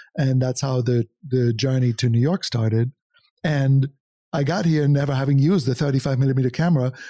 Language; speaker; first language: English; non-native, fluent; German